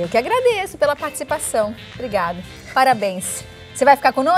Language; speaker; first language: Portuguese; native; Portuguese